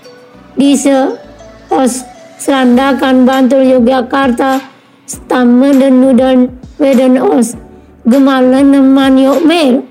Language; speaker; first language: German; non-native, fluent; Indonesian